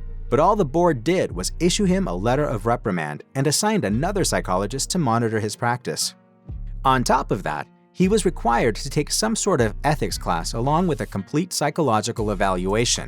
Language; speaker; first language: English; native; English